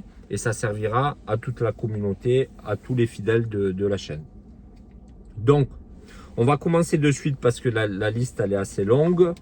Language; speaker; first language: French; native; French